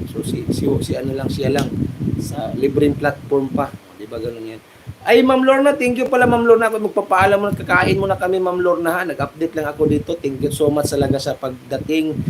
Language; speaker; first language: Filipino; native; Filipino